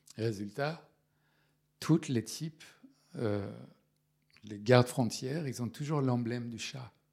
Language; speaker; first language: French; non-native, fluent; Persian